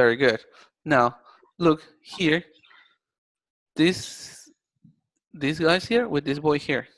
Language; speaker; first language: English; non-native, fluent; Spanish